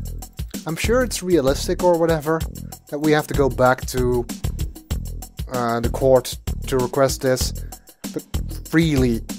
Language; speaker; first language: English; native; English